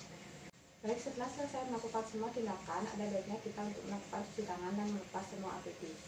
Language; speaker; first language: Indonesian; native; Indonesian